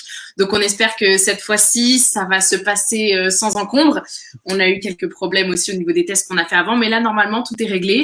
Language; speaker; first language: French; native; French